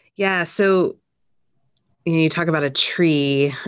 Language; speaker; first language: English; native; English